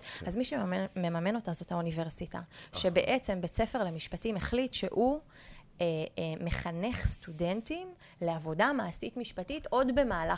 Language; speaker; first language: Hebrew; native; Hebrew